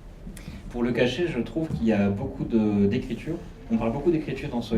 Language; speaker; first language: French; native; French